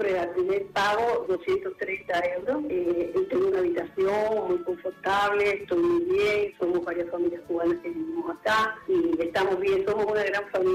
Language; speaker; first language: Spanish; native; Spanish